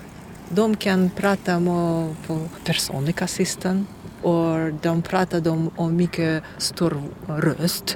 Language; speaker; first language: Swedish; non-native, learner; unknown